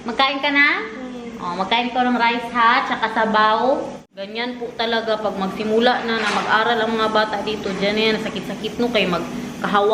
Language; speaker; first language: Filipino; non-native, local second language; Cebuano